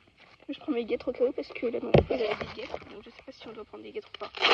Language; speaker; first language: French; native; French